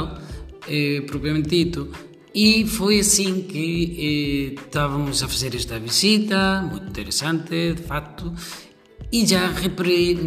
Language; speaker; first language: Portuguese; non-native, fluent; Spanish